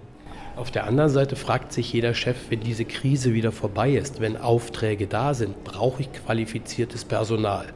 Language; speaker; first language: German; native; German